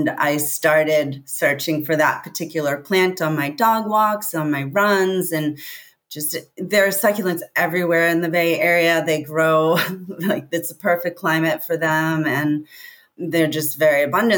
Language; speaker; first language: English; native; English